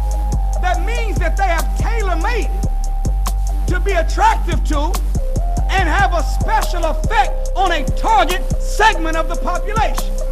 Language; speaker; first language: English; native; English